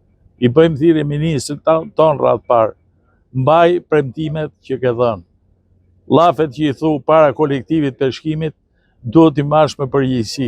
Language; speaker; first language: Albanian; native; Albanian